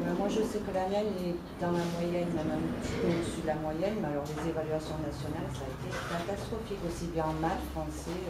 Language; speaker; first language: French; native; French